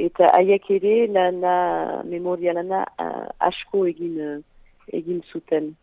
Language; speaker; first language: Basque; non-native, local second language; French